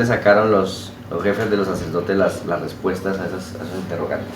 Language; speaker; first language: Spanish; native; Spanish